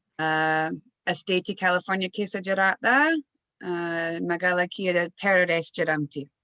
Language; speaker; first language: Oromo; non-native, learner; English